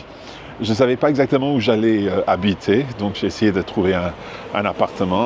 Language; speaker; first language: French; non-native, fluent; English